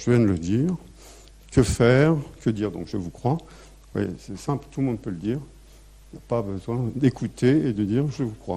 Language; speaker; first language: French; native; French